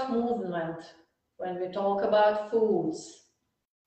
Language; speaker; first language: English; non-native, fluent; Russian